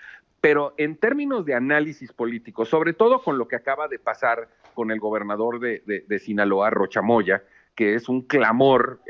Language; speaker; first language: Spanish; native; Spanish